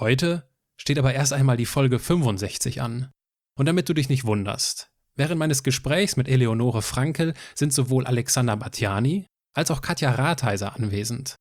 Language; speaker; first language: German; native; German